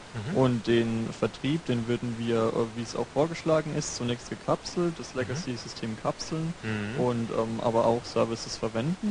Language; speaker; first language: German; native; German